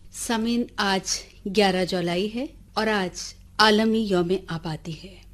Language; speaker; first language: Urdu; native; Urdu